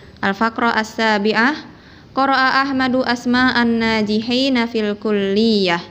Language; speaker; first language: Arabic; non-native, fluent; Indonesian